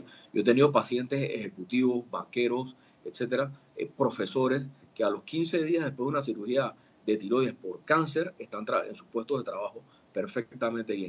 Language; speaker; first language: Spanish; native; Spanish